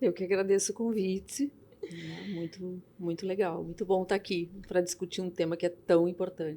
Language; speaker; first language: Portuguese; native; Portuguese